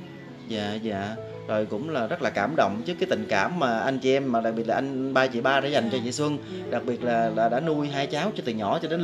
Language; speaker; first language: Vietnamese; native; Vietnamese